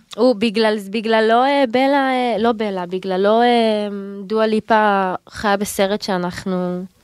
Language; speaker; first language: Hebrew; native; Hebrew